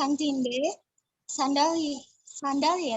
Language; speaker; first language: Turkish; non-native, learner; Indonesian